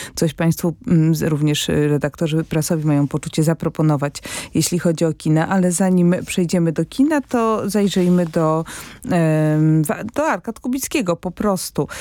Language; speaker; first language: Polish; native; Polish